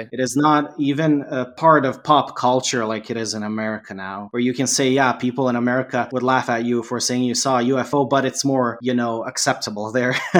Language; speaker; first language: English; non-native, fluent; Serbian